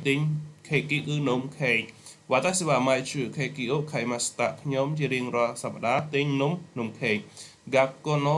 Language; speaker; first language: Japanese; non-native, fluent; Khmer